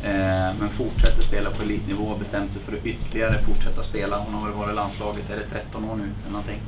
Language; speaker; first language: Swedish; native; Swedish